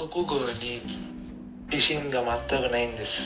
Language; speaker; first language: Japanese; non-native, learner; Bangla